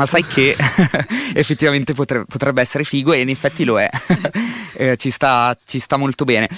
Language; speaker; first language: Italian; native; Italian